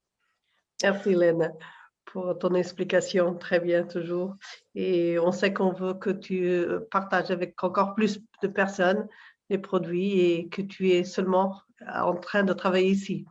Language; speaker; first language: French; non-native, learner; Portuguese